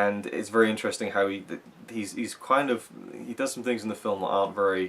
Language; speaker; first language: English; native; English